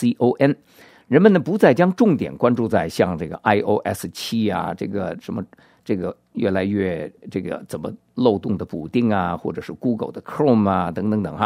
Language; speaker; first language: Chinese; native; Chinese